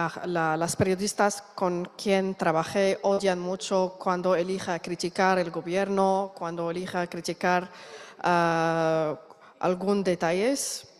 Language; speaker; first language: Spanish; non-native, learner; Arabic